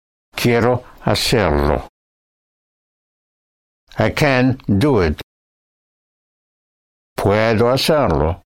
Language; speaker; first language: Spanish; non-native, fluent; English